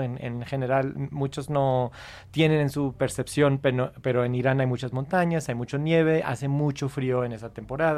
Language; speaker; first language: Spanish; non-native, fluent; English